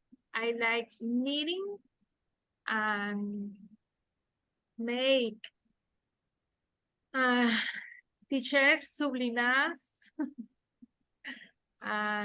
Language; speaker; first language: English; non-native, learner; Spanish